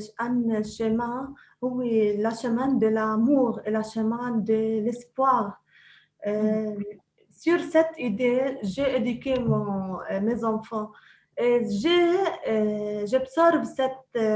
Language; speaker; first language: French; non-native, local second language; Arabic